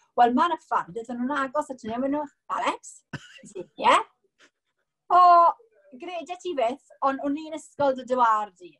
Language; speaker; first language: Welsh; non-native, local second language; English